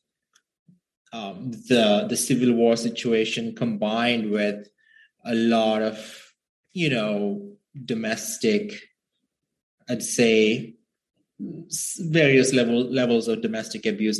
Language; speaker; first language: English; non-native, local second language; Sinhala